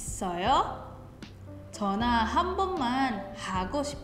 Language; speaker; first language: Korean; non-native, learner; Indonesian